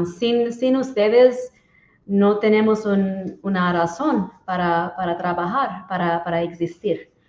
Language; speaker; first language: Spanish; non-native, learner; English